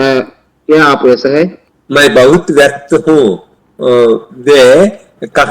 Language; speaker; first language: Hindi; non-native, learner; Telugu